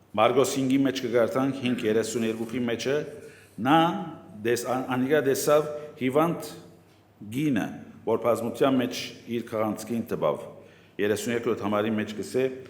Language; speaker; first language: Armenian; native; Armenian